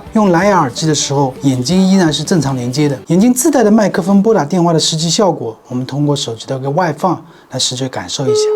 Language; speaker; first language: Chinese; native; Chinese